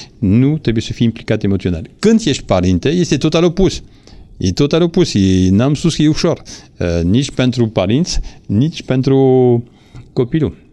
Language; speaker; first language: Romanian; non-native, fluent; French